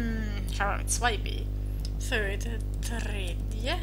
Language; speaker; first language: Swedish; non-native, learner; German